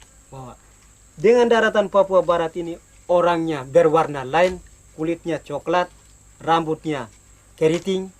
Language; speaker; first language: Indonesian; non-native, local second language; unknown